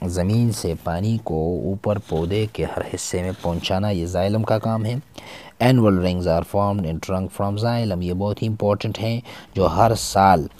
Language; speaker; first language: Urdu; non-native, local second language; Pashto